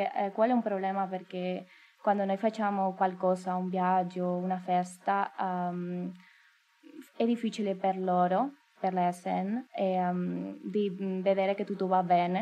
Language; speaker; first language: Italian; non-native, learner; Spanish